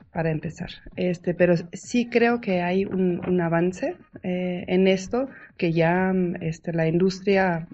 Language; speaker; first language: Spanish; non-native, fluent; German